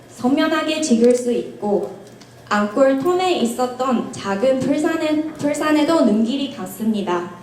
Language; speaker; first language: Korean; non-native, fluent; Japanese